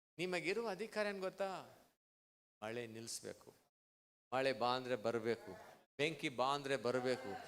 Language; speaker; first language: Kannada; non-native, local second language; Tamil